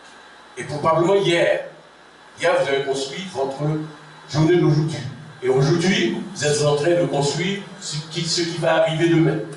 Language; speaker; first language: French; non-native, local second language; Haitian Creole